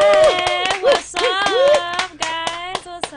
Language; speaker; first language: English; native; English